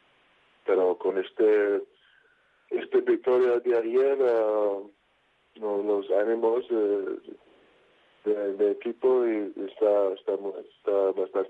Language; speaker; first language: Spanish; non-native, fluent; English